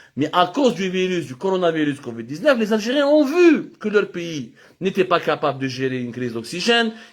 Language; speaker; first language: French; non-native, local second language; Arabic